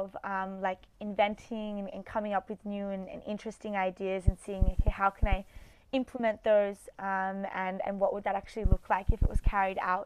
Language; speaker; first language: English; native; English